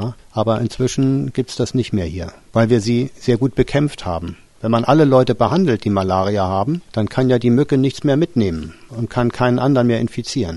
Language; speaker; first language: German; native; German